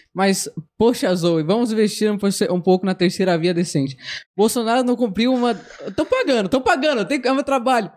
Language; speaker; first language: Portuguese; native; Portuguese